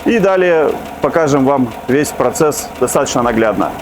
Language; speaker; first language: Russian; native; Russian